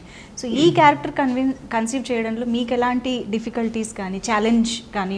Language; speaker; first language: Telugu; native; Telugu